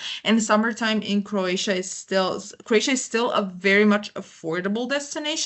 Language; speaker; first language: English; non-native, fluent; Croatian